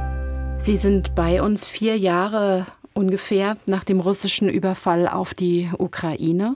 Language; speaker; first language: German; native; German